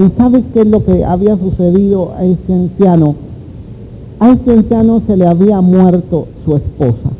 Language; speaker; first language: Spanish; native; Spanish